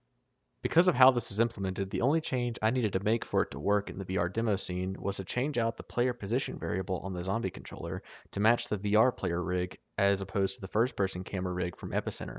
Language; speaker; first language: English; native; English